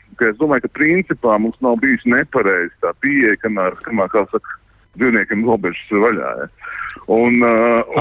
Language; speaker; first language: Latvian; native; Latvian